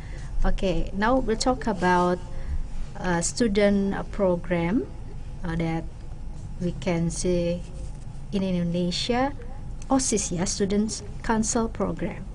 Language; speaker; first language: English; non-native, local second language; Indonesian